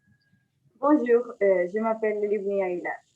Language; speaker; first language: French; non-native, learner; Spanish